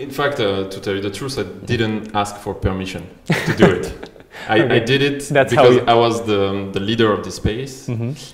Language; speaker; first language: English; non-native, fluent; French